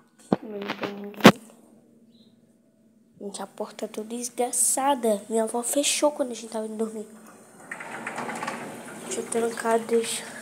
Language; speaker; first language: Portuguese; native; Portuguese